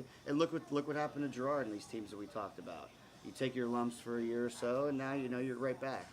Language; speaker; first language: English; native; English